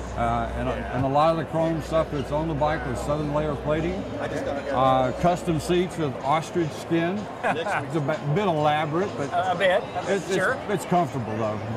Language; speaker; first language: English; native; English